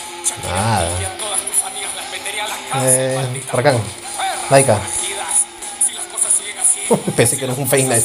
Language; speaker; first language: Spanish; native; Spanish